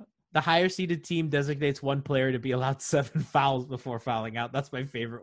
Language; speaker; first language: English; native; English